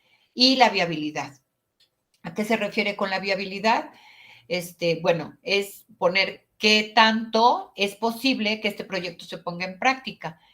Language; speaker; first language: Spanish; native; Spanish